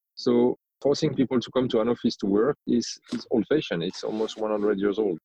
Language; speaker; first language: English; non-native, fluent; French